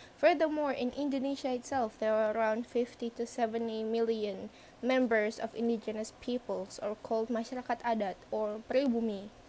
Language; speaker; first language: English; non-native, fluent; Indonesian